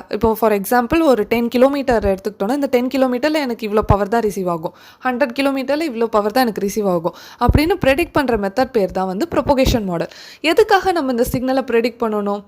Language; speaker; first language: Tamil; native; Tamil